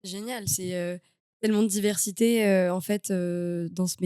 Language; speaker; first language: French; native; French